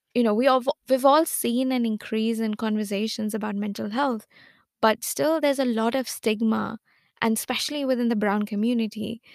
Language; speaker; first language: English; non-native, local second language; Hindi